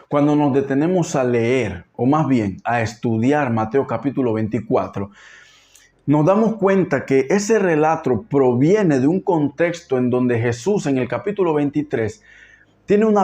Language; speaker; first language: Spanish; native; Spanish